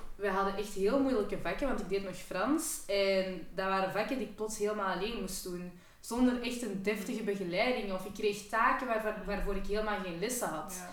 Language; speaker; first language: Dutch; native; Dutch